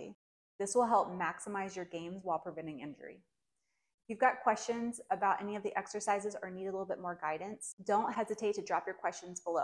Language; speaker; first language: English; native; English